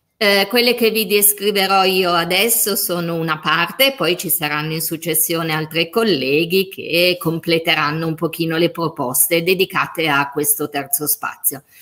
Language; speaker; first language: Italian; native; Italian